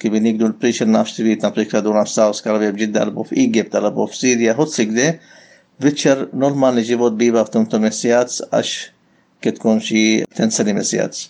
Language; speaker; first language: Slovak; non-native, learner; Arabic